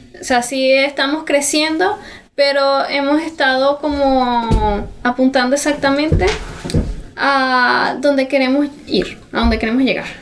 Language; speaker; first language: Spanish; native; Spanish